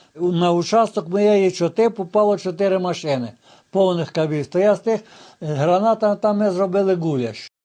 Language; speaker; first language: Ukrainian; native; Ukrainian